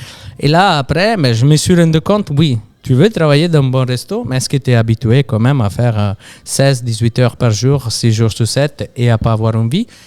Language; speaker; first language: French; non-native, fluent; Italian